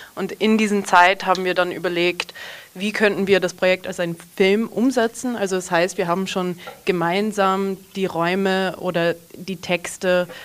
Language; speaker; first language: German; early bilingual, heritage; English